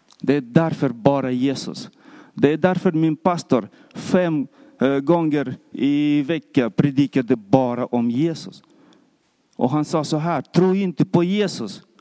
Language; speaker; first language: Swedish; non-native, fluent; Russian